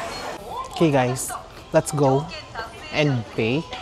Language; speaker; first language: English; non-native, fluent; Filipino